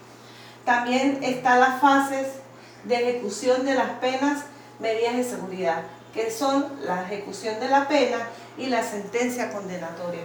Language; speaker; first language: Spanish; native; Spanish